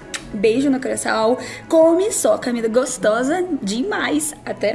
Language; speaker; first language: Portuguese; non-native, fluent; Russian